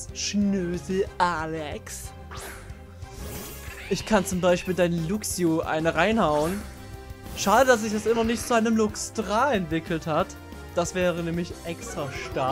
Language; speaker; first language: German; native; German